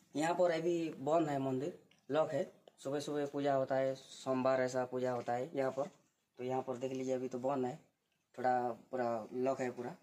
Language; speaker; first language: Hindi; non-native, local second language; Odia